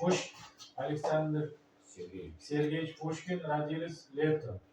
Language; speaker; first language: Russian; non-native, learner; Uzbek